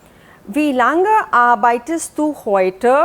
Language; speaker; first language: German; non-native, fluent; Hindi